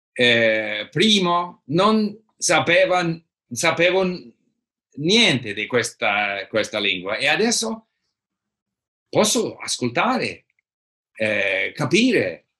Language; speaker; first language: Italian; non-native, learner; English